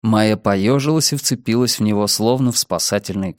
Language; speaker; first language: Russian; native; Russian